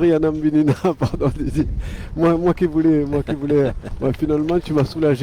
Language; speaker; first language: French; native; French